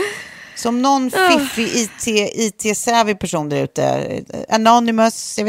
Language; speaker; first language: Swedish; native; Swedish